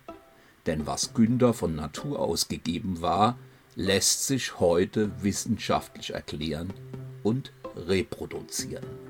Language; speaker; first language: German; native; German